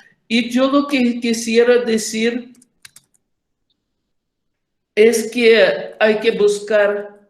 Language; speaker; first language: Spanish; non-native, fluent; Ukrainian